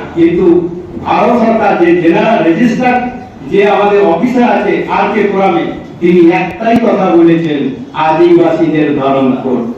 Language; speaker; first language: Bangla; non-native, local second language; Santali